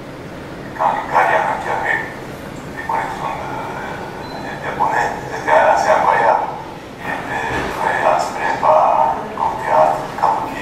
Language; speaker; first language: French; non-native, fluent; Japanese